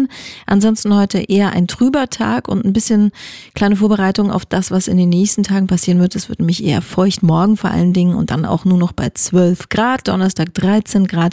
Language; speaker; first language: German; native; German